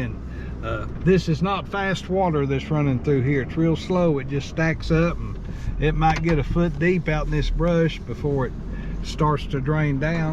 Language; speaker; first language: English; native; English